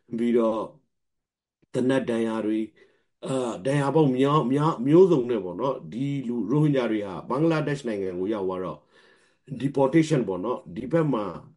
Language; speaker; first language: Burmese; non-native, local second language; Rohingya